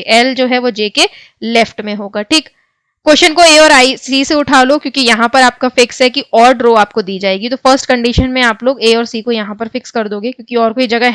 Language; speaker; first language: Hindi; native; Hindi